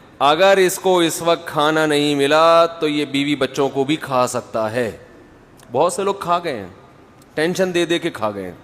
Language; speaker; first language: Urdu; non-native, local second language; Pashto